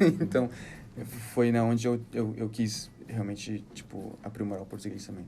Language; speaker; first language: Portuguese; early bilingual, heritage; Portuguese